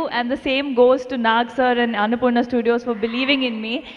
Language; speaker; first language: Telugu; non-native, learner; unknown